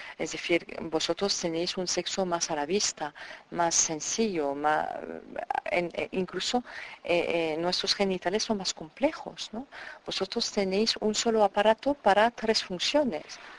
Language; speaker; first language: Spanish; non-native, fluent; French